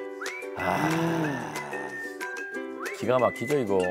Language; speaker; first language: Korean; native; Korean